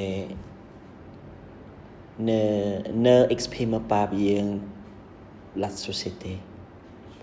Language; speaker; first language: French; non-native, learner; Khmer